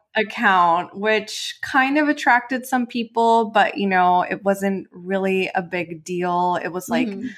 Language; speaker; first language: English; non-native, fluent; Spanish